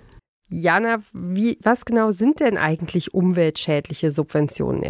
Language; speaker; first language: German; native; German